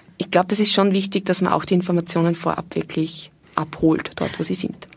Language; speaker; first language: German; native; German